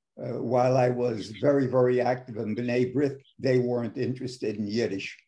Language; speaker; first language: English; native; English